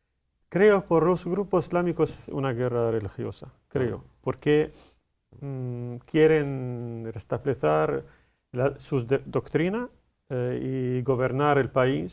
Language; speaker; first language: Spanish; non-native, learner; Arabic